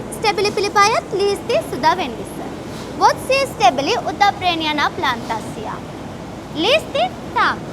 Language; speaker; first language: Russian; non-native, learner; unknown